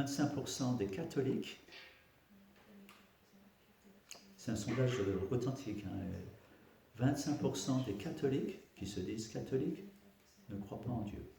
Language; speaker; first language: French; native; French